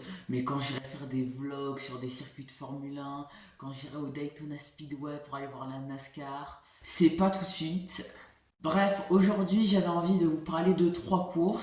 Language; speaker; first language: French; native; French